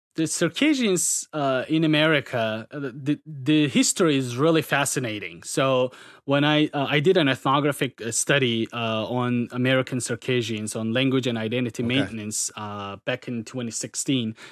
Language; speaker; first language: English; non-native, fluent; Adyghe